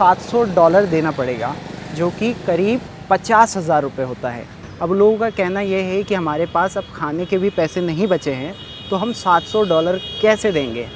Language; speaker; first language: Hindi; native; Hindi